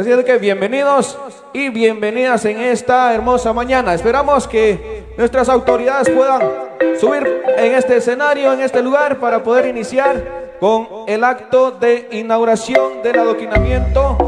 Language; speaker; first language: Spanish; non-native, local second language; Kaqchikel